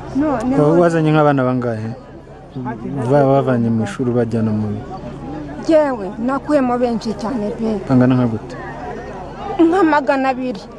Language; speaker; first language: Kinyarwanda; early bilingual, heritage; Kinyarwanda